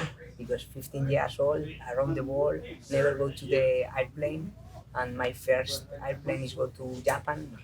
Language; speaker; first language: English; non-native, learner; Spanish